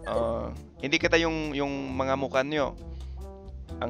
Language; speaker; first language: Filipino; non-native, fluent; English